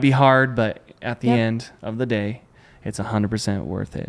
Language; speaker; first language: English; native; English